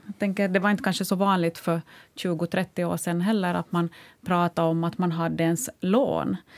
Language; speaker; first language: Swedish; native; Swedish